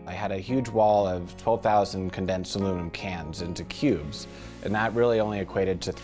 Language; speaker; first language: English; native; English